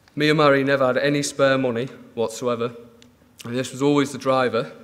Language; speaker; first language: English; native; English